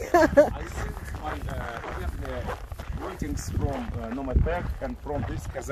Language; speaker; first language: English; non-native, learner; Russian